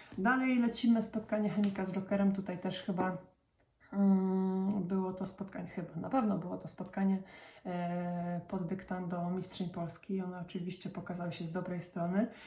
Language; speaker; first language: Polish; native; Polish